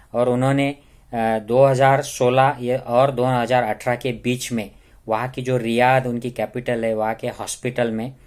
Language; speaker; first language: Hindi; non-native, local second language; Marathi